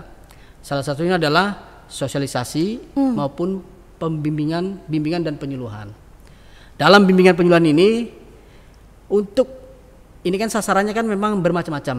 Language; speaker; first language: Indonesian; native; Indonesian